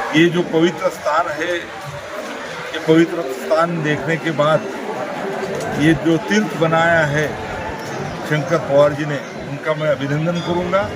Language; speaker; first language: Hindi; non-native, local second language; Marathi